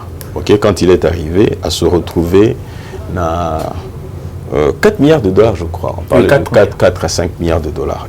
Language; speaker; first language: French; non-native, local second language; Lingala